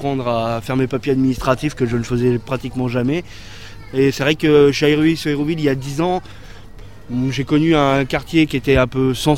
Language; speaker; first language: French; native; French